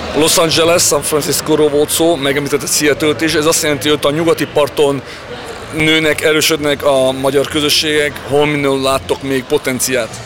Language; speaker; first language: Hungarian; early bilingual, heritage; Hungarian